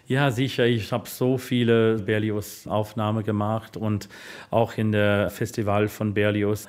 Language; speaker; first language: German; non-native, learner; English